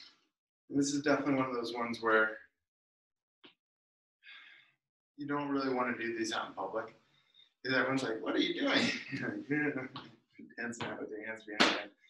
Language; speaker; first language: English; native; English